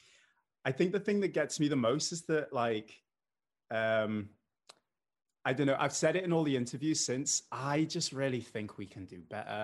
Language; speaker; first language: English; native; English